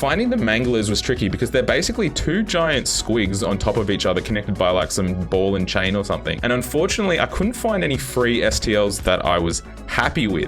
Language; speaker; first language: English; native; English